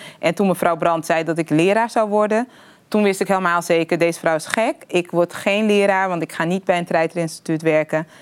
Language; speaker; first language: Dutch; early bilingual, other home language; Papiamento